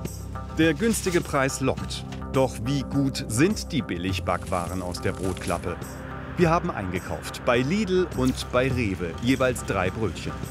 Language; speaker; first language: German; native; German